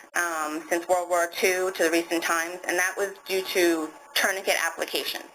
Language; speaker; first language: English; native; English